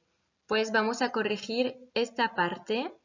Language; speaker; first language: Spanish; non-native, fluent; French